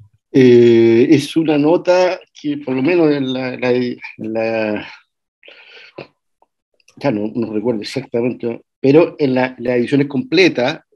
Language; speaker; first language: Spanish; native; Spanish